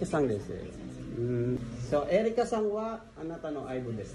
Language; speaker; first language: Japanese; non-native, fluent; Filipino